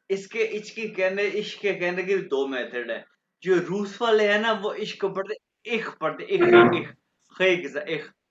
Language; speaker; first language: Urdu; non-native, local second language; Punjabi